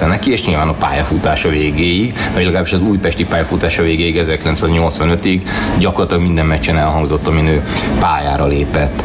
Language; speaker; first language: Hungarian; native; Hungarian